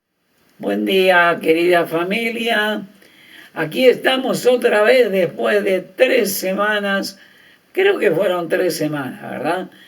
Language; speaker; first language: Spanish; native; Spanish